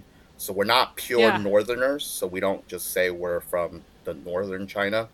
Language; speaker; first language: English; early bilingual, other home language; Chinese